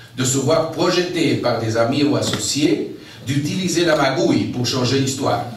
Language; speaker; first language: French; non-native, fluent; Spanish